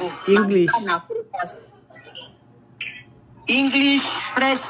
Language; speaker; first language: English; non-native, learner; Spanish